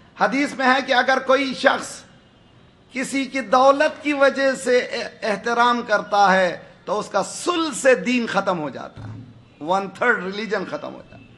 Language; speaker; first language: Urdu; native; Urdu